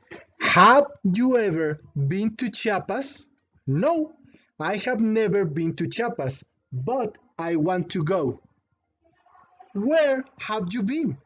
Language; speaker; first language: English; non-native, fluent; Spanish